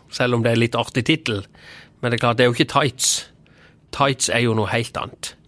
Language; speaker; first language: Norwegian; native; Norwegian